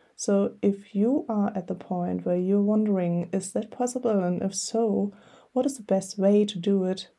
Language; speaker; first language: English; non-native, fluent; German